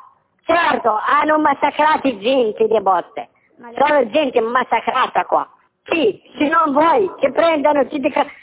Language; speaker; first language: Italian; non-native, learner; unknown